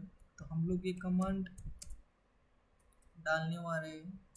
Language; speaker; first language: Hindi; native; Hindi